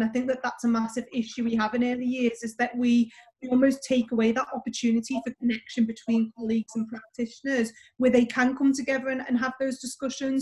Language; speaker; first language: English; native; English